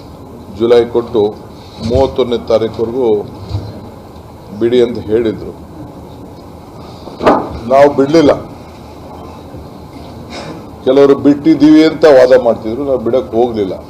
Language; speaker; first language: Kannada; native; Kannada